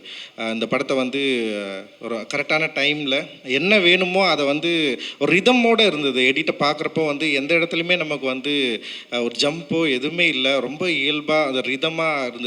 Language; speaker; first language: Tamil; native; Tamil